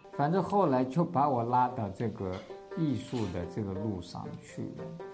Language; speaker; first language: Chinese; non-native, local second language; Tibetan